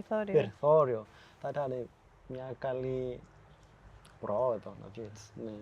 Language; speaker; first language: Greek; non-native, fluent; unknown